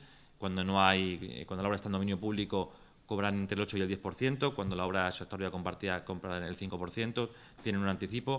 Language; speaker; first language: Spanish; native; Spanish